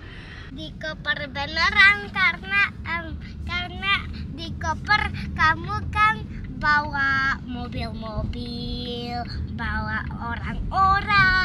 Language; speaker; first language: Indonesian; early bilingual, heritage; Indonesian